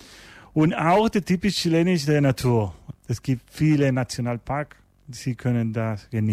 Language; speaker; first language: German; non-native, learner; Spanish